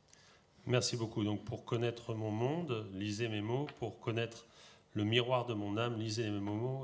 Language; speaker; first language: French; native; French